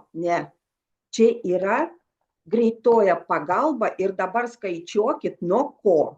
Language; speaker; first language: Lithuanian; non-native, local second language; Russian